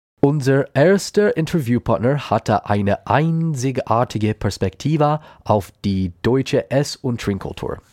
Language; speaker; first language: German; non-native, learner; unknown